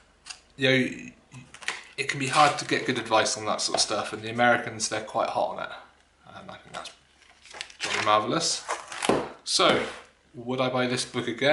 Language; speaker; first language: English; native; English